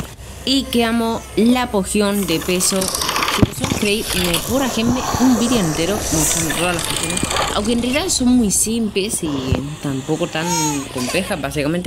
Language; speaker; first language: Spanish; native; Spanish